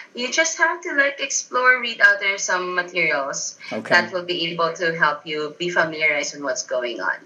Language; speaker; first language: English; non-native, local second language; Filipino